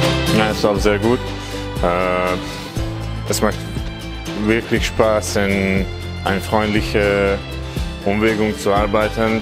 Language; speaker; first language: German; non-native, learner; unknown